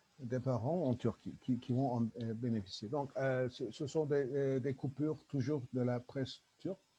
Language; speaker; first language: French; non-native, learner; Turkish